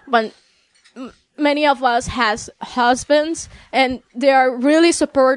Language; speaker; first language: English; non-native, fluent; Spanish